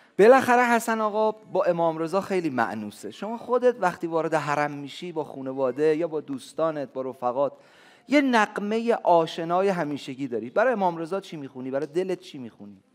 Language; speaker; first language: Persian; native; Persian